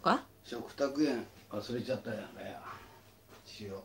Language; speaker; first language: Japanese; native; Japanese